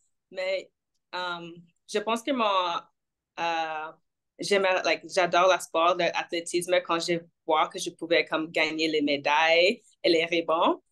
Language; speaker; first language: French; non-native, local second language; English